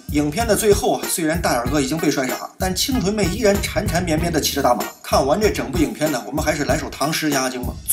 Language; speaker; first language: Chinese; native; Chinese